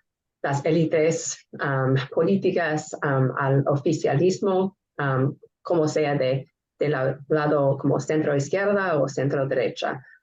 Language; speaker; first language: Spanish; non-native, fluent; English